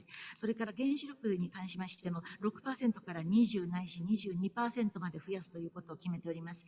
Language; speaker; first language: Japanese; native; Japanese